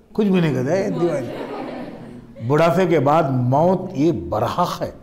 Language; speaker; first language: Hindi; non-native, local second language; Marathi